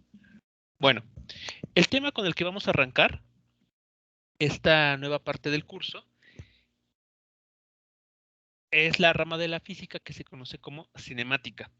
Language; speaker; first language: Spanish; native; Spanish